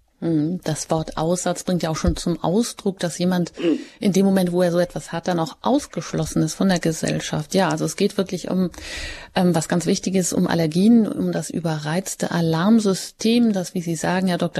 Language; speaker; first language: German; native; German